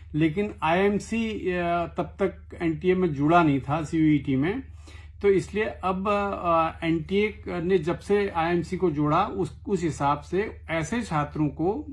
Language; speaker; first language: Hindi; native; Hindi